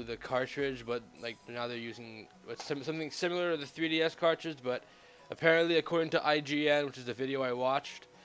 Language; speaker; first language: English; native; English